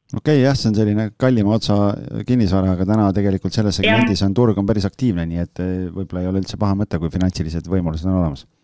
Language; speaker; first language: Estonian; native; Estonian